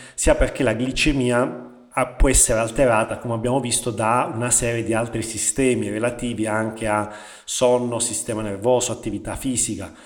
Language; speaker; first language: Italian; native; Italian